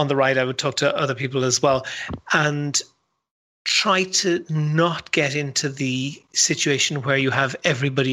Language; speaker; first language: English; native; English